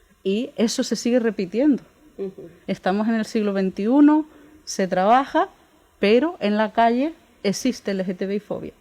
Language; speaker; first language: Spanish; native; Spanish